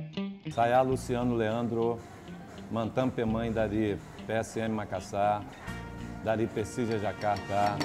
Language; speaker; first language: Indonesian; non-native, fluent; Portuguese